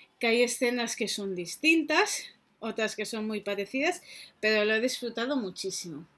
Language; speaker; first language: Spanish; native; Spanish